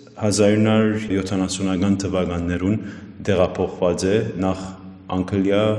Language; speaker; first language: Armenian; early bilingual, heritage; Armenian